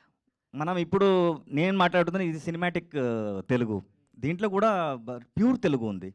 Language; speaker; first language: Telugu; non-native, learner; Kannada